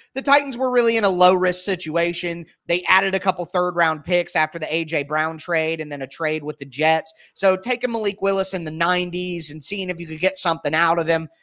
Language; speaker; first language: English; native; English